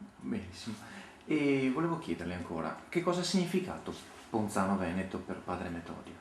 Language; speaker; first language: Italian; native; Italian